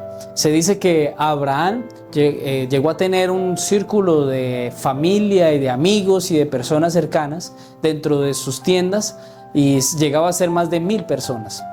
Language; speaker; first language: Spanish; native; Spanish